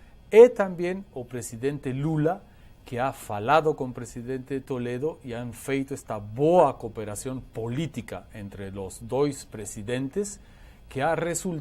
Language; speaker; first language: Portuguese; non-native, learner; Spanish